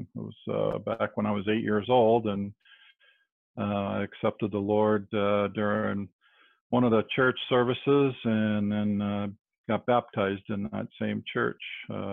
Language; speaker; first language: English; native; English